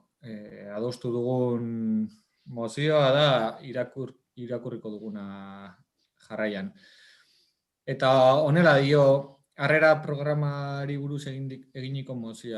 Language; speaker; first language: Basque; native; Basque